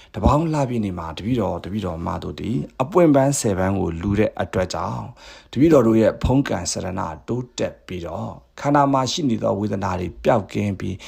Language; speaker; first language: Burmese; native; Burmese